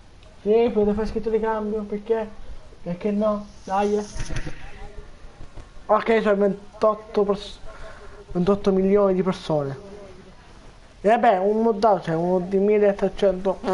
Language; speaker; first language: Italian; native; Italian